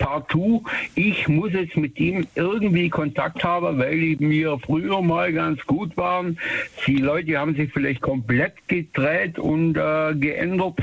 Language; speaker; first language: German; native; German